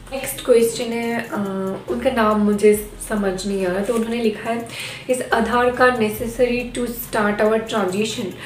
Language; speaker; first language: Hindi; non-native, local second language; Bangla